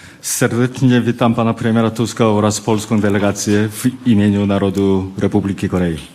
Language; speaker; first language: Polish; non-native, fluent; Korean